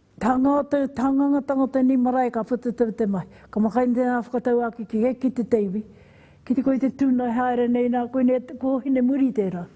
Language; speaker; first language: Māori; native; Māori